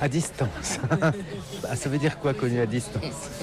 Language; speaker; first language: French; native; French